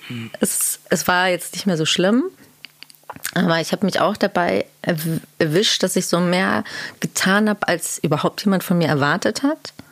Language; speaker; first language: German; early bilingual, other home language; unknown